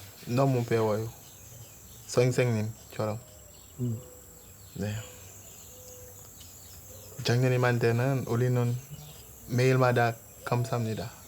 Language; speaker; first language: Korean; non-native, learner; Haitian Creole